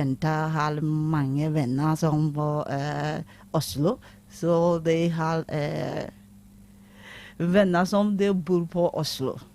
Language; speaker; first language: Norwegian; non-native, learner; Akan